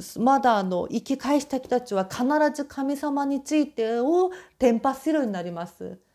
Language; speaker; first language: Japanese; non-native, fluent; Korean